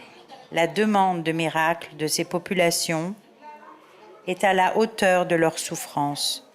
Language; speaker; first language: French; native; French